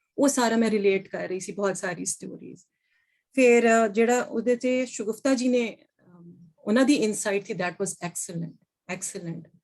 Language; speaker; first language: Punjabi; non-native, local second language; Urdu